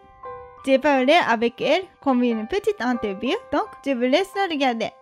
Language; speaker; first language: French; non-native, fluent; Japanese